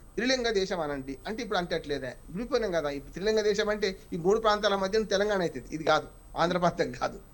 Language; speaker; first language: Telugu; native; Telugu